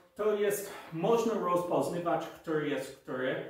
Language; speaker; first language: Polish; non-native, learner; English